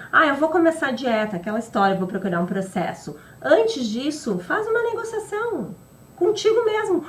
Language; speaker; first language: Portuguese; native; Portuguese